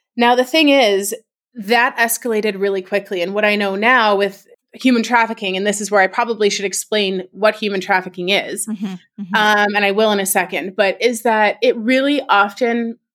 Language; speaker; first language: English; native; English